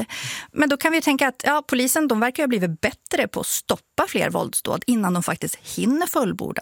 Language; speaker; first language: Swedish; native; Swedish